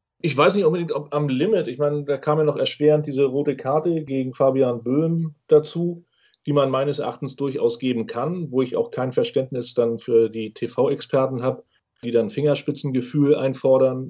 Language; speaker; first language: German; native; German